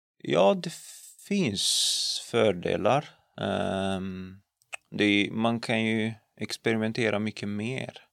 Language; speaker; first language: Swedish; non-native, fluent; Romanian